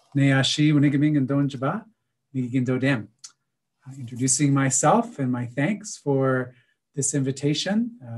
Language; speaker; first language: English; native; English